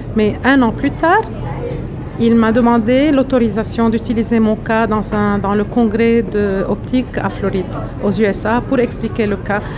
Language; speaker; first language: French; non-native, local second language; Arabic